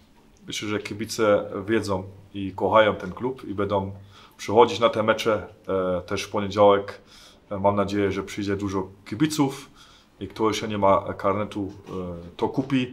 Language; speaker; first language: Polish; early bilingual, heritage; German